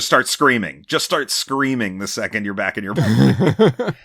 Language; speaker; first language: English; native; English